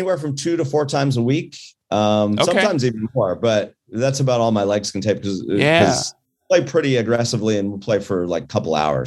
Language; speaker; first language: English; native; English